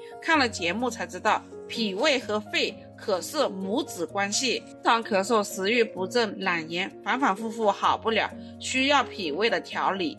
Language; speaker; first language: Chinese; native; Chinese